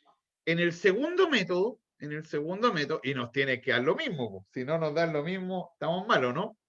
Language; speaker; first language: Spanish; native; Spanish